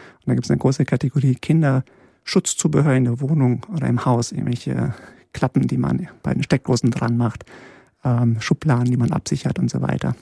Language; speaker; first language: German; early bilingual, other home language; Polish